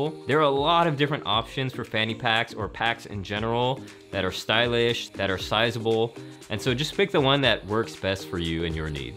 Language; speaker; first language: English; native; English